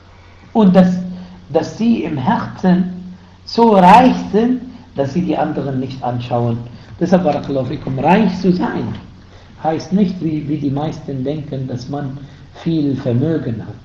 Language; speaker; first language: German; non-native, fluent; Arabic